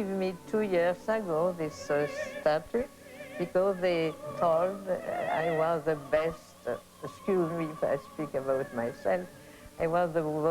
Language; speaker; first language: English; non-native, learner; Italian